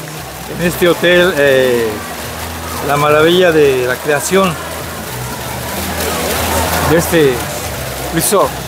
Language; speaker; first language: Spanish; native; Spanish